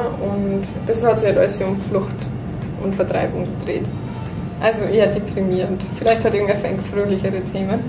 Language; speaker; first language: German; native; German